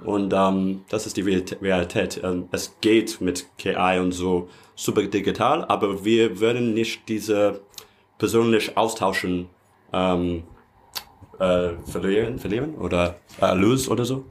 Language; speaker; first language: German; non-native, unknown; English